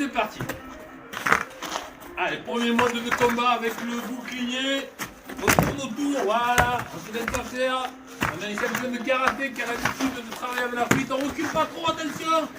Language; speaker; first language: French; native; French